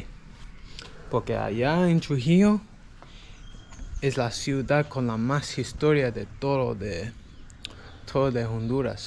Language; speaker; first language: Spanish; non-native, learner; English